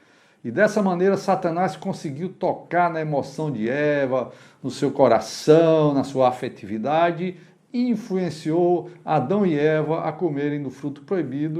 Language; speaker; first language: Portuguese; native; Portuguese